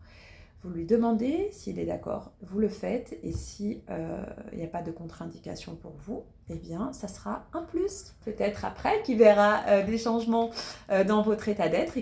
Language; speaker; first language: French; native; French